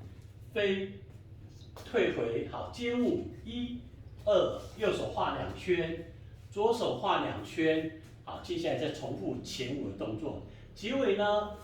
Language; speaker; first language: Chinese; native; Chinese